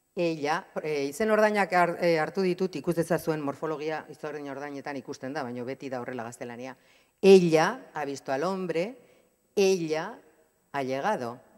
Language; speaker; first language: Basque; native; Basque